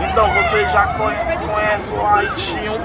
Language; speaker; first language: Portuguese; non-native, learner; Haitian Creole